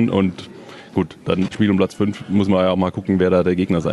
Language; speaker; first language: German; native; German